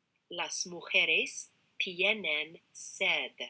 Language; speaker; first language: Spanish; non-native, fluent; English